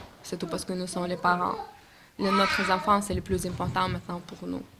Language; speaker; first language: French; non-native, learner; Ukrainian